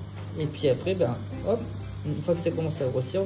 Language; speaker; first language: French; native; French